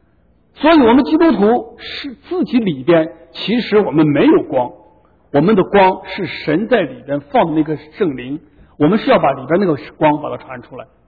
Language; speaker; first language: Chinese; native; Chinese